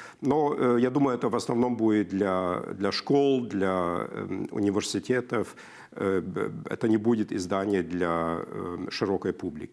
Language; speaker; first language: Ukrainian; non-native, learner; German